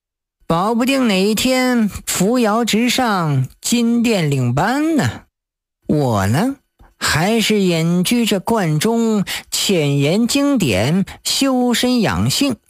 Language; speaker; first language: Chinese; native; Chinese